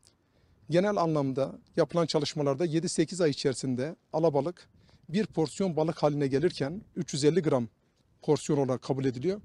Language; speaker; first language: Turkish; native; Turkish